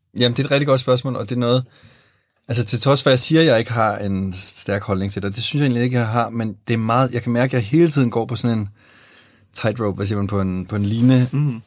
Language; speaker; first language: Danish; native; Danish